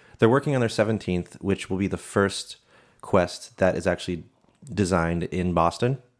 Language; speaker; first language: English; native; English